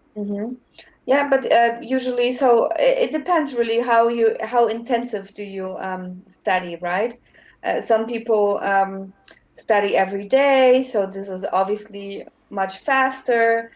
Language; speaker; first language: English; non-native, fluent; German